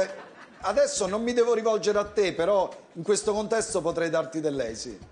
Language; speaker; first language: Italian; native; Italian